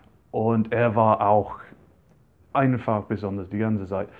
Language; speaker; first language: German; non-native, fluent; English